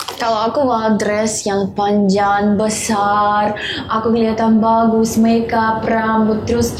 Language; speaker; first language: Indonesian; non-native, learner; Russian